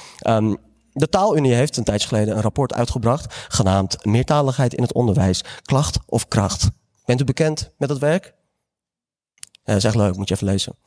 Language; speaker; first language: Dutch; early bilingual, other home language; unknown